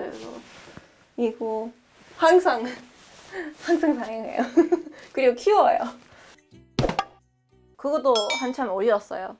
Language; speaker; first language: Korean; non-native, fluent; English